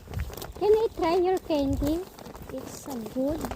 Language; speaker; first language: English; non-native, learner; Filipino